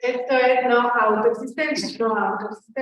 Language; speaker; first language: Spanish; native; Spanish